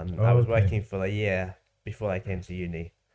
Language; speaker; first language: English; native; English